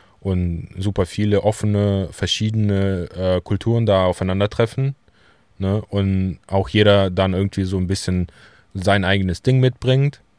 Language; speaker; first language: German; early bilingual, other home language; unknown